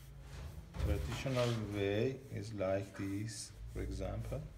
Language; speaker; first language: English; non-native, learner; Persian